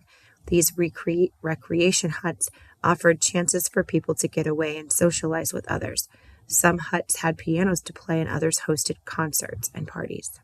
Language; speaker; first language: English; native; English